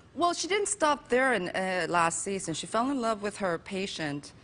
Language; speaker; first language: English; early bilingual, other home language; Korean